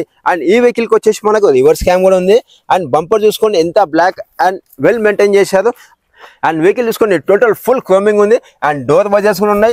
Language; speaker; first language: Telugu; native; Telugu